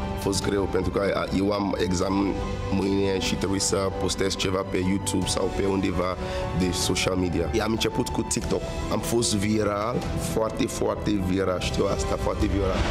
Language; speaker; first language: Romanian; non-native, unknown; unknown